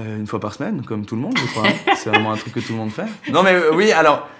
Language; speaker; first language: French; native; French